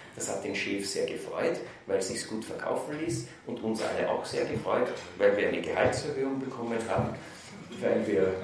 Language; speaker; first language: German; native; German